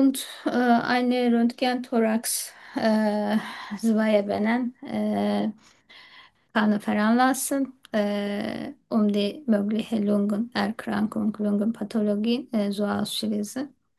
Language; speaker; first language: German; non-native, learner; Turkish